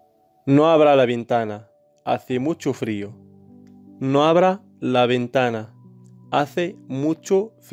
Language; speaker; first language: Spanish; non-native, learner; Arabic